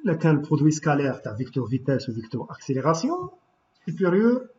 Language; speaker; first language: French; non-native, local second language; Arabic